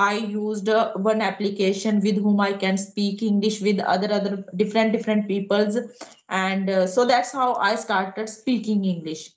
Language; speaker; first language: English; non-native, local second language; Hindi